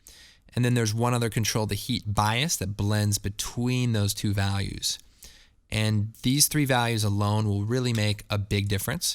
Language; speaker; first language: English; native; English